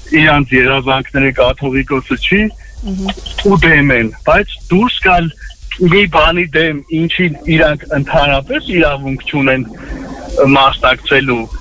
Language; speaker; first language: Armenian; native; Armenian